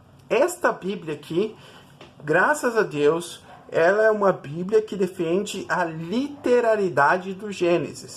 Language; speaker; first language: Portuguese; native; Portuguese